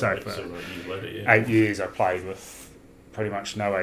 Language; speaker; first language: English; native; English